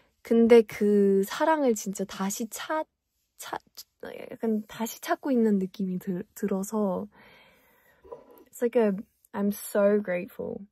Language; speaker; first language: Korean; early bilingual, heritage; English